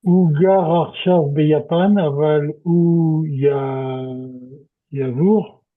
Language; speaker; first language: Hebrew; non-native, learner; French